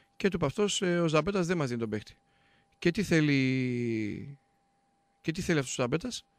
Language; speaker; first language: Greek; native; Greek